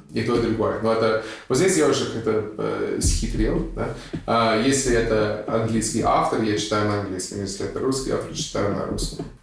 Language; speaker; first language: Russian; non-native, fluent; English